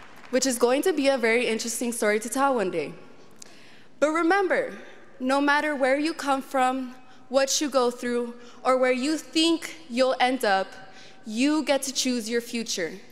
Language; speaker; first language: English; early bilingual, other home language; Spanish